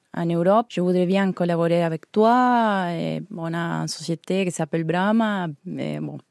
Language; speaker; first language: French; non-native, learner; Spanish